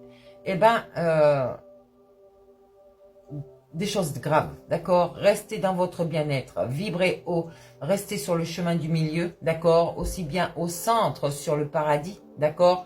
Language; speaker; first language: French; native; French